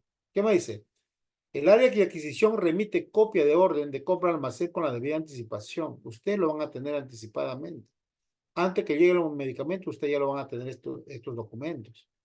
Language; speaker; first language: Spanish; native; Spanish